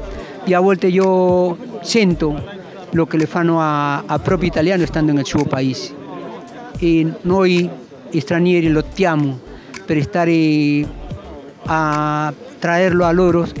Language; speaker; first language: Italian; non-native, learner; Spanish